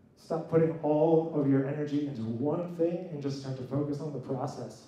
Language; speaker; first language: English; native; English